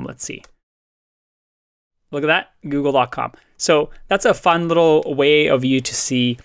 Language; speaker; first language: English; native; English